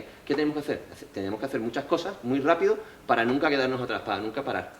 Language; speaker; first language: Spanish; native; Spanish